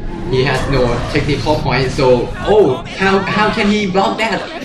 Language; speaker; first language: English; non-native, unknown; Thai